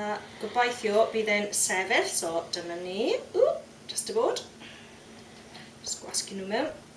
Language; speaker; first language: Welsh; non-native, fluent; English